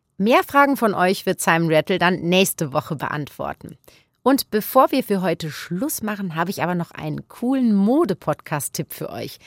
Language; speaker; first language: German; native; German